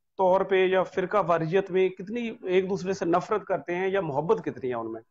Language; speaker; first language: Urdu; non-native, local second language; Punjabi